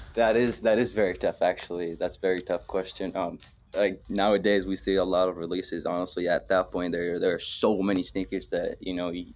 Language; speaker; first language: English; early bilingual, other home language; Arabic